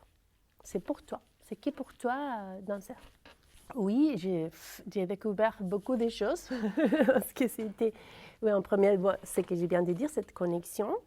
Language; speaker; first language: French; non-native, fluent; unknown